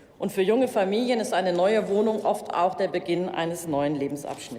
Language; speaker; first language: German; non-native, fluent; Turkish